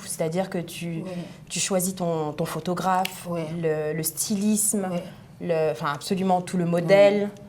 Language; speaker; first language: French; native; French